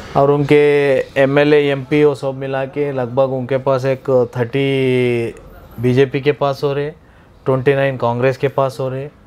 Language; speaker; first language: Hindi; non-native, local second language; Urdu